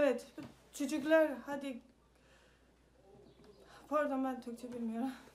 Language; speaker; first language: Turkish; non-native, learner; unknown